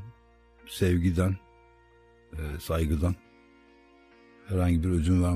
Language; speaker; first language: Turkish; native; Turkish